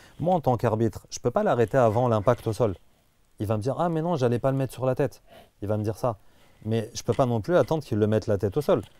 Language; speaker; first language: French; native; French